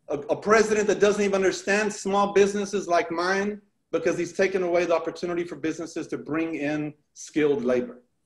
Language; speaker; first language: English; early bilingual, other home language; Spanish